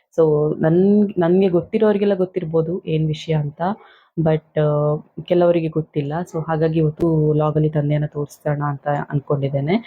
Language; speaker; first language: Kannada; non-native, local second language; Tulu